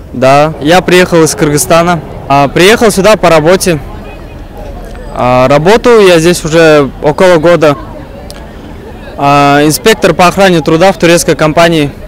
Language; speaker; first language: Russian; non-native, local second language; Kyrgyz